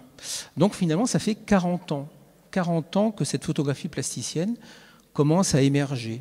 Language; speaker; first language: French; native; French